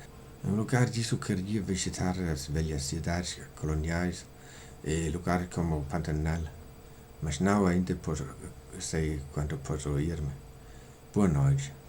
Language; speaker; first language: Portuguese; non-native, learner; Danish